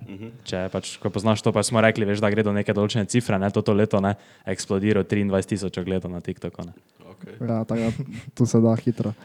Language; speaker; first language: Slovenian; native; Slovenian